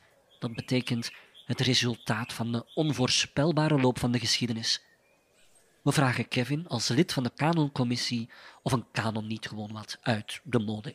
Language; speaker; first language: Dutch; native; Dutch